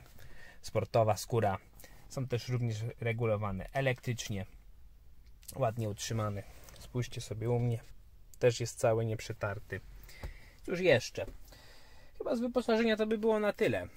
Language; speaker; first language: Polish; native; Polish